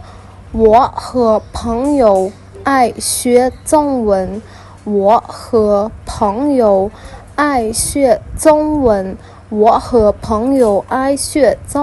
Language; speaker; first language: Chinese; non-native, fluent; Khmer